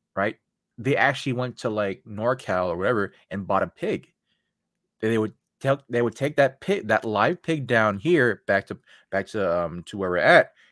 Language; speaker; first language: English; early bilingual, other home language; Filipino